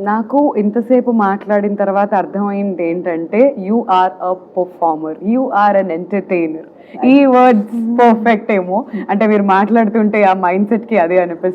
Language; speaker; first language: Telugu; native; Telugu